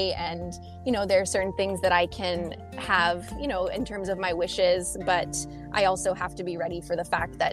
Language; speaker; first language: English; native; English